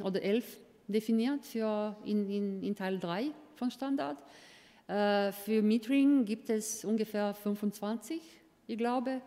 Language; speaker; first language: German; non-native, fluent; Croatian